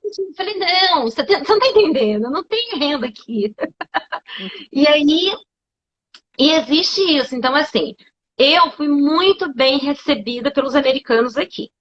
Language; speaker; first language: Portuguese; native; Portuguese